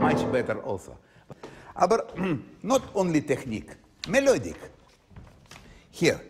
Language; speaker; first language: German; non-native, learner; Russian